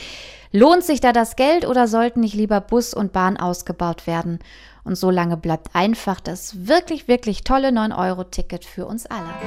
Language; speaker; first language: German; native; German